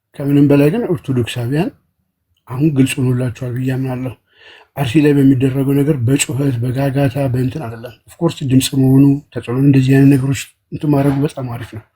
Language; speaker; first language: Amharic; native; Amharic